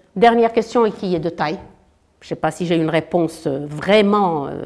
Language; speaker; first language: French; non-native, local second language; Arabic